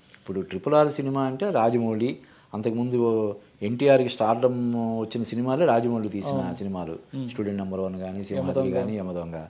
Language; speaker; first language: Telugu; native; Telugu